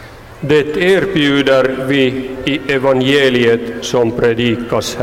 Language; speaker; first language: Swedish; non-native, local second language; Finnish